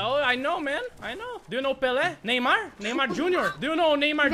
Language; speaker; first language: English; non-native, learner; Portuguese